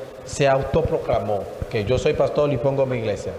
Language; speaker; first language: Spanish; non-native, fluent; Haitian Creole